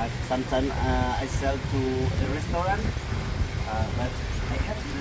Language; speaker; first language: English; non-native, learner; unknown